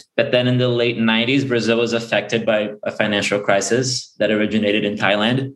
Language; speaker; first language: English; early bilingual, other home language; Portuguese